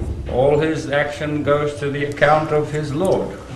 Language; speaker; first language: English; non-native, local second language; Bangla